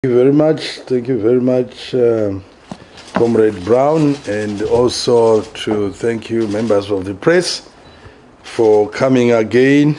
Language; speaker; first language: English; non-native, local second language; Shona